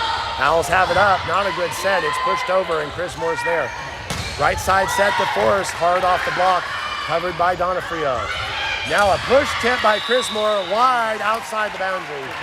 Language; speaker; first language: English; native; English